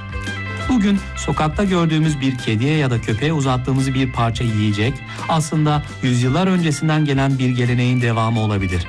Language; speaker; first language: Turkish; native; Turkish